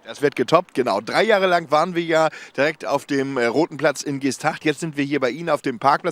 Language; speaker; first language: German; native; German